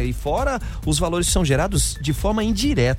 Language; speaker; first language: Portuguese; native; Portuguese